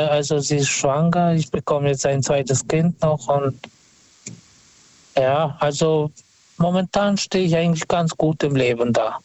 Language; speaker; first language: German; non-native, fluent; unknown